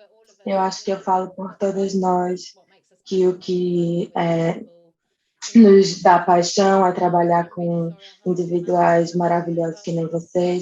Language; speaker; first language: Portuguese; non-native, fluent; English